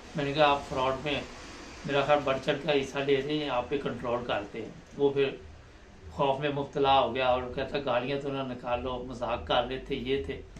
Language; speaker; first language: Urdu; native; Urdu